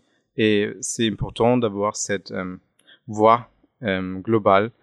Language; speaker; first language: French; non-native, fluent; German